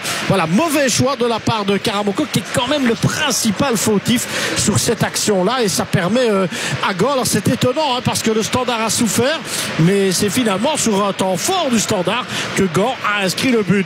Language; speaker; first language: French; native; French